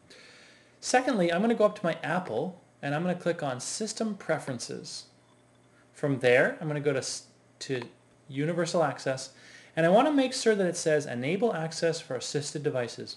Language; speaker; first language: English; native; English